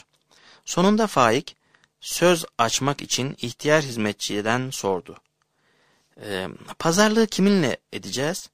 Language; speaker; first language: Turkish; native; Turkish